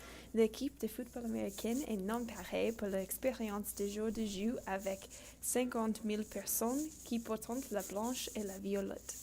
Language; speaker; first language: French; non-native, learner; English